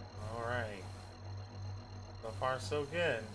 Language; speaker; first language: English; native; English